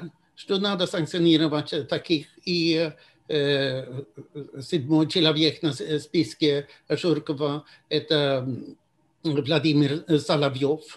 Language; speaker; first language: Russian; non-native, fluent; Swedish